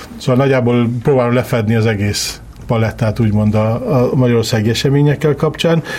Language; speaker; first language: Hungarian; early bilingual, heritage; Hungarian